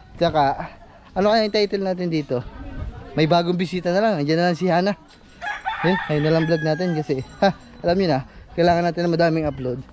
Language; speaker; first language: Filipino; native; Filipino